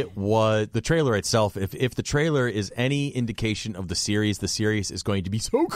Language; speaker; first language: English; native; English